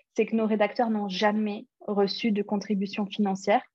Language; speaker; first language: French; early bilingual, other home language; English